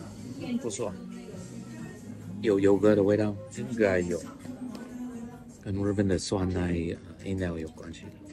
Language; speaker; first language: Chinese; non-native, learner; English